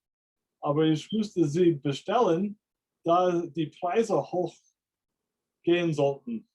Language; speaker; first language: German; non-native, fluent; English